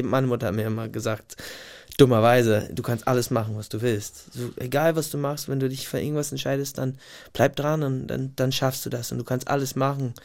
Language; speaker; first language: German; non-native, fluent; English